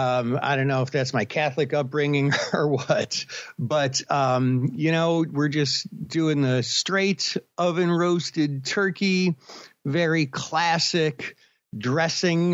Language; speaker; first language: English; native; English